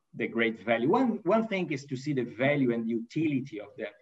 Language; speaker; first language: English; non-native, fluent; Portuguese